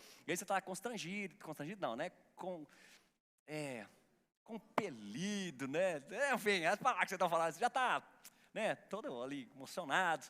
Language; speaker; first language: Portuguese; native; Portuguese